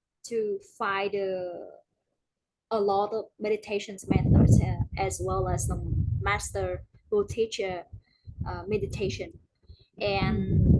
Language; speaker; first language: English; non-native, learner; Vietnamese